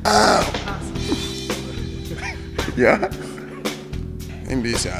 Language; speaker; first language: German; non-native, learner; Portuguese